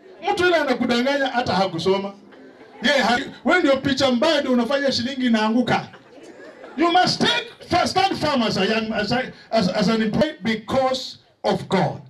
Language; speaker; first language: English; non-native, local second language; Swahili